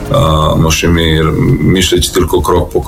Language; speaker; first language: Polish; non-native, learner; Serbian